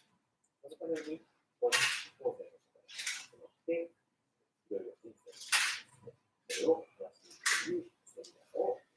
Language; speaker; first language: Japanese; native; Japanese